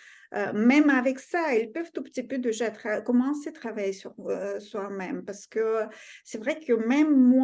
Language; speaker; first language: French; non-native, fluent; Russian